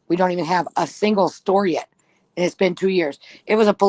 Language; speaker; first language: English; native; English